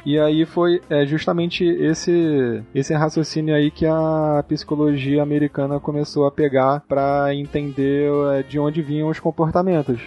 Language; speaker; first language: Portuguese; native; Portuguese